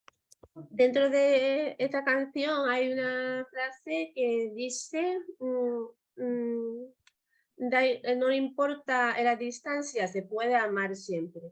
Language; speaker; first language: Spanish; non-native, learner; Japanese